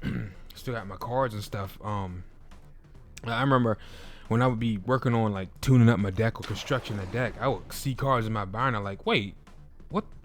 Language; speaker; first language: English; native; English